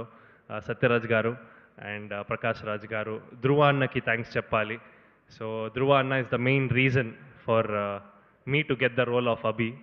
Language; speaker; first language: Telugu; non-native, learner; Kannada